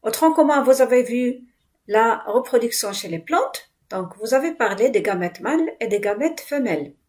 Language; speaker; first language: French; non-native, local second language; Arabic